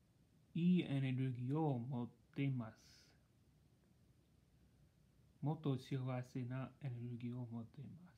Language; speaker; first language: Japanese; non-native, learner; English